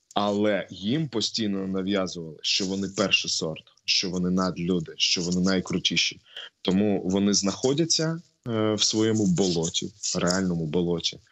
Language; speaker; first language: Ukrainian; non-native, local second language; Russian